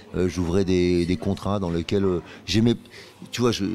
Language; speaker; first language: French; native; French